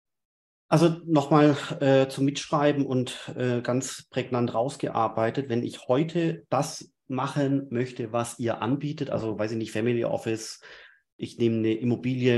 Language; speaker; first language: German; native; German